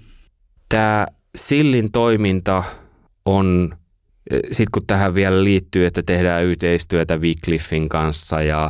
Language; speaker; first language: Finnish; native; Finnish